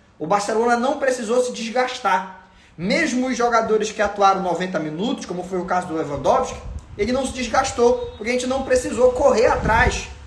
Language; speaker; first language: Portuguese; native; Portuguese